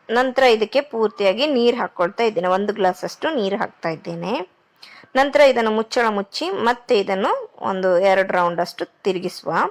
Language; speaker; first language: Kannada; non-native, local second language; Konkani